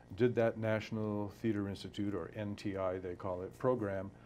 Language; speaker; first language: English; native; English